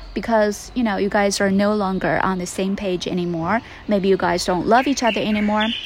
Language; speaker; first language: English; non-native, fluent; Chinese